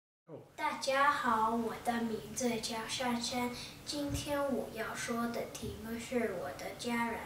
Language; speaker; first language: Chinese; non-native, learner; English